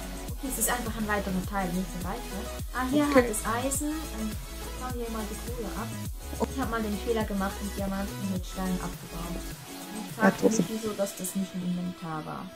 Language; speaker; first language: German; native; German